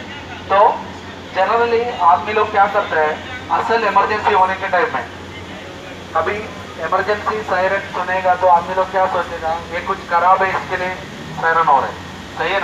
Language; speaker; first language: Hindi; non-native, local second language; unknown